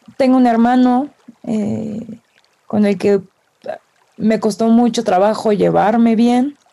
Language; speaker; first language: Spanish; native; Spanish